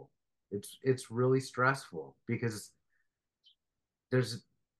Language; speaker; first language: English; native; English